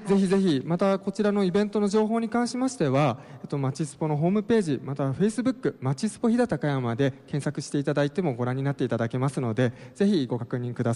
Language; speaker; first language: Japanese; native; Japanese